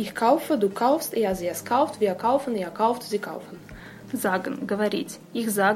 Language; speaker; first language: German; non-native, learner; Russian